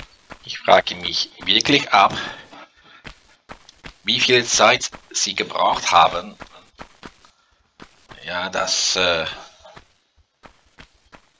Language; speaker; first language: German; non-native, learner; Dutch